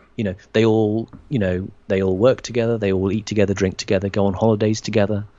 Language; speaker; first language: English; native; English